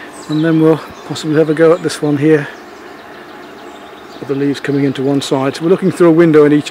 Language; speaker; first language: English; native; English